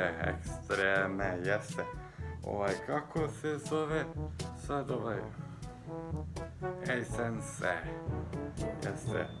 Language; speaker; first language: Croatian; non-native, local second language; Hungarian